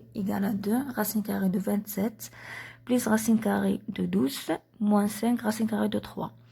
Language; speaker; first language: French; non-native, local second language; Arabic